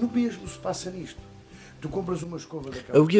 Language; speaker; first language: Portuguese; native; Portuguese